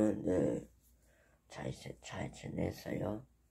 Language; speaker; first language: Korean; non-native, learner; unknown